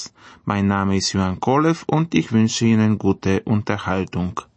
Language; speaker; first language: German; non-native, fluent; Bulgarian